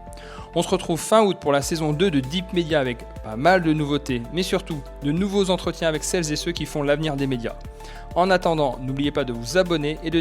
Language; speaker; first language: French; native; French